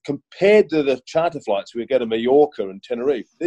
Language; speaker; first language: English; native; English